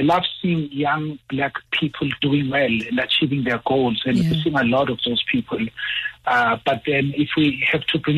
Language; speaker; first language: English; non-native, local second language; Zulu